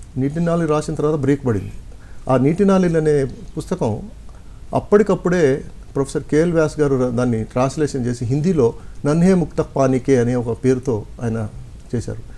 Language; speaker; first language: Telugu; non-native, local second language; Lambadi